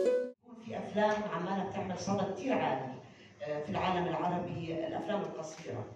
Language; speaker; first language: Arabic; native; Arabic